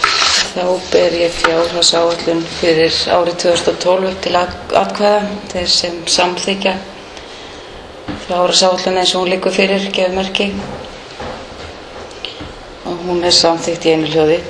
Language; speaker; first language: Icelandic; native; Icelandic